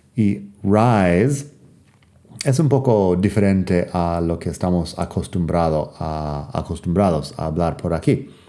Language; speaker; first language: Spanish; non-native, fluent; English